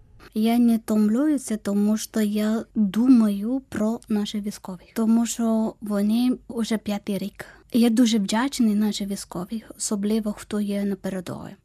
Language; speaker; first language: Ukrainian; non-native, fluent; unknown